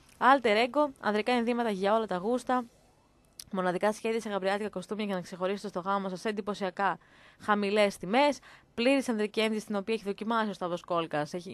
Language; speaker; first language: Greek; native; Greek